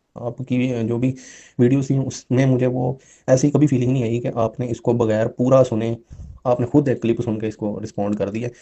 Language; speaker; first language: Urdu; non-native, local second language; Punjabi